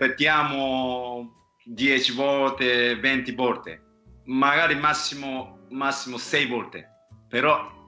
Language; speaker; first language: Italian; non-native, fluent; Japanese